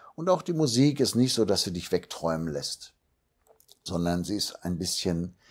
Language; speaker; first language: German; native; German